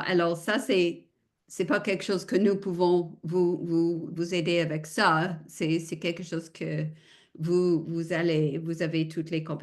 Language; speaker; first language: French; non-native, fluent; English